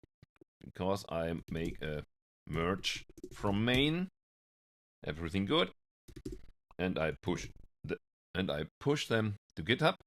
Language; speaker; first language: English; non-native, fluent; German